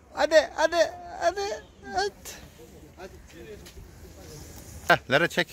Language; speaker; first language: Turkish; native; Turkish